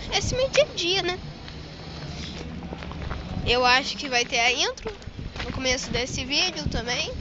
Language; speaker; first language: Portuguese; native; Portuguese